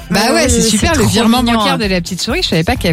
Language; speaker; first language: French; native; French